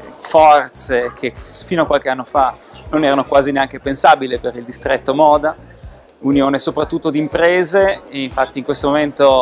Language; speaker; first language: Italian; native; Italian